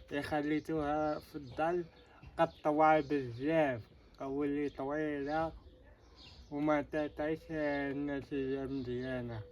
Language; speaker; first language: Arabic; native; Arabic